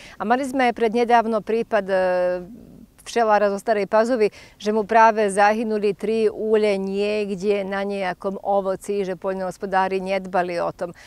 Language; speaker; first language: Slovak; native; Slovak